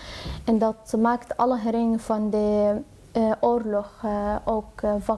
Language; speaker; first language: Dutch; non-native, fluent; Arabic